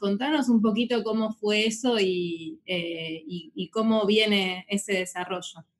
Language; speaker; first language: Spanish; native; Spanish